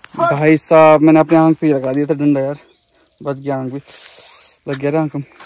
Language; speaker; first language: Hindi; native; Hindi